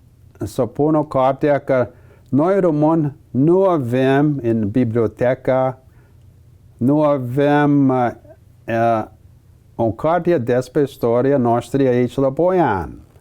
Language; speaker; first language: Romanian; early bilingual, heritage; English